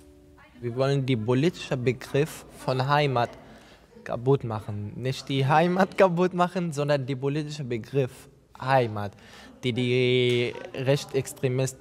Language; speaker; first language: German; non-native, fluent; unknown